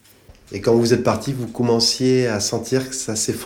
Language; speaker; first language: French; native; French